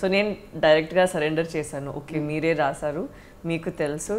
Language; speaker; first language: Telugu; non-native, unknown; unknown